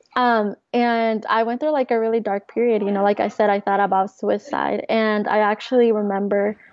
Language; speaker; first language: English; early bilingual, other home language; Spanish